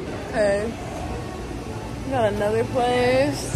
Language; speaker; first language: English; native; English